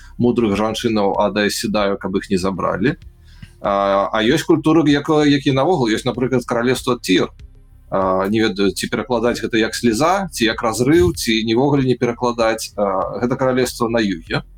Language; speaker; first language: Belarusian; native; Belarusian